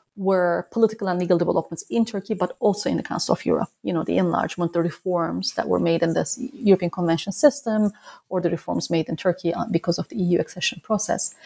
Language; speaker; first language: English; non-native, fluent; Turkish